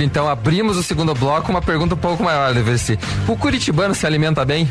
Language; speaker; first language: Portuguese; native; Portuguese